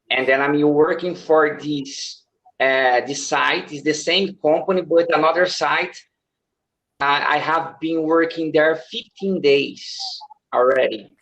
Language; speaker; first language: English; non-native, learner; Portuguese